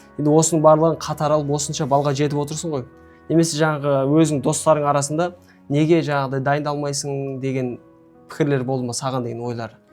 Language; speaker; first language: Kazakh; native; Kazakh